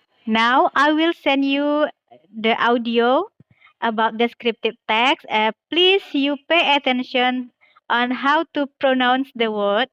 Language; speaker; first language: English; non-native, fluent; Indonesian